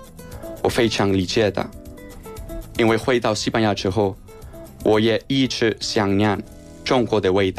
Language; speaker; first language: Chinese; non-native, learner; Spanish